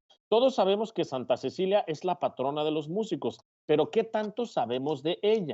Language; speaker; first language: Spanish; native; Spanish